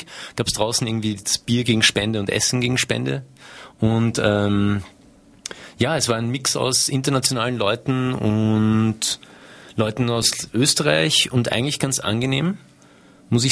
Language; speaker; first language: German; native; German